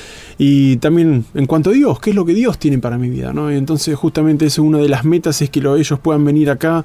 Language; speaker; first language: Spanish; native; Spanish